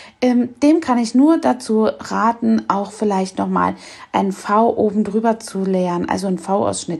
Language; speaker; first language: German; native; German